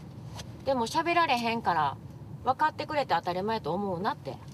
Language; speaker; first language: Japanese; native; Japanese